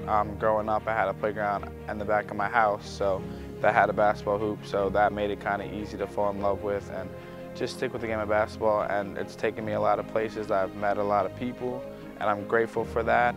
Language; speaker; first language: English; native; English